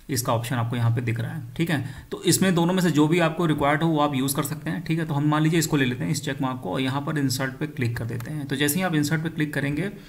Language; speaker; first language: Hindi; native; Hindi